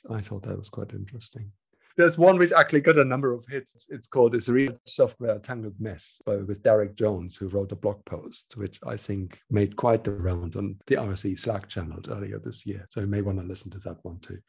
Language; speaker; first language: English; non-native, fluent; German